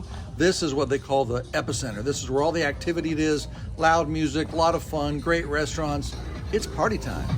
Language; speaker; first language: English; native; English